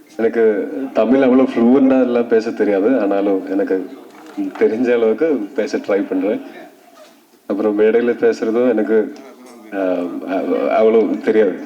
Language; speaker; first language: Tamil; non-native, learner; Malayalam